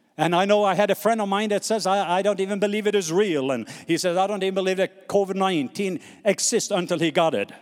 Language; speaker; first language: English; non-native, fluent; Norwegian